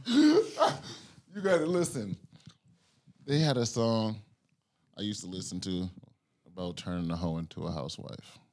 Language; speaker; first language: English; native; English